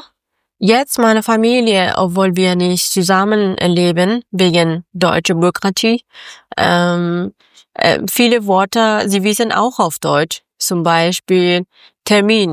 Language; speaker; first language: German; non-native, learner; Persian